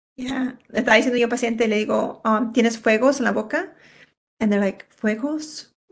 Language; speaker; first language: Spanish; early bilingual, heritage; Spanish